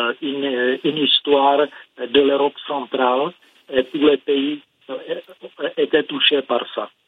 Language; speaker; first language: French; non-native, fluent; Czech